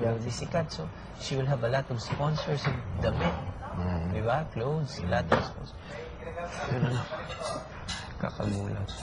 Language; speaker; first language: English; non-native, learner; Filipino